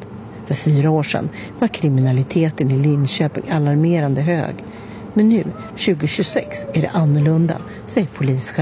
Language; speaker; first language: Swedish; native; Swedish